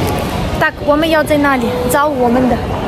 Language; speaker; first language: Chinese; non-native, learner; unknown